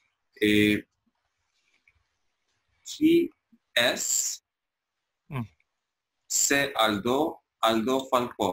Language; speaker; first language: French; non-native, learner; Albanian